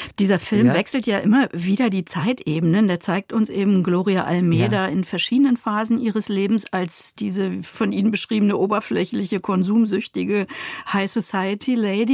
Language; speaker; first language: German; native; German